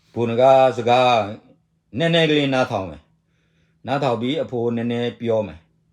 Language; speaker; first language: Burmese; non-native, local second language; S'gaw Karen